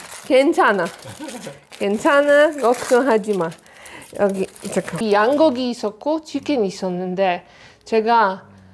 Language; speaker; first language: Korean; non-native, learner; Polish